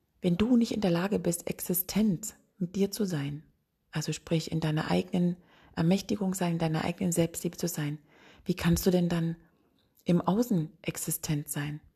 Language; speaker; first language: German; native; German